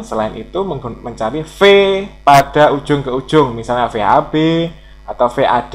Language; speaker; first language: Indonesian; native; Indonesian